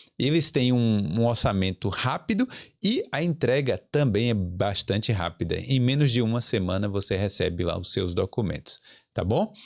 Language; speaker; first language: Portuguese; native; Portuguese